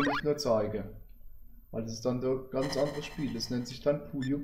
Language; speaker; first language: German; native; German